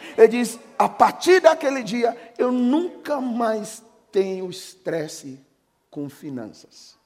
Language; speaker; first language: Portuguese; non-native, fluent; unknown